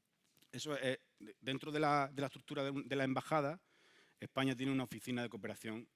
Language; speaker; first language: Spanish; native; Spanish